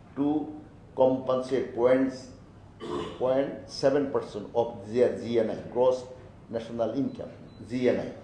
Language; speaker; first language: English; non-native, local second language; Bangla